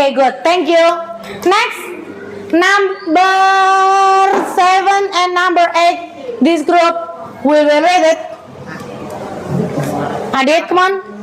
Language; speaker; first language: English; non-native, learner; Indonesian